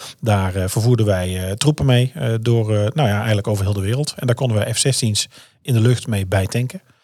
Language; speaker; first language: Dutch; native; Dutch